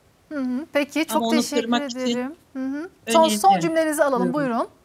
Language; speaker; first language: Turkish; native; Turkish